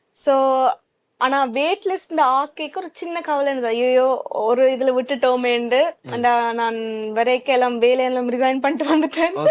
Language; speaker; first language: Tamil; early bilingual, heritage; Tamil